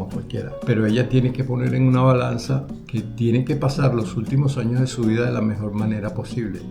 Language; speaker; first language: Spanish; native; Spanish